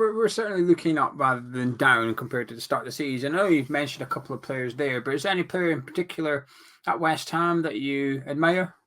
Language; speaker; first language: English; native; English